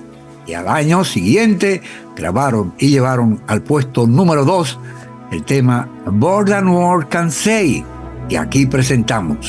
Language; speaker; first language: Spanish; native; Spanish